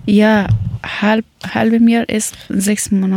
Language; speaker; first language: German; non-native, fluent; Persian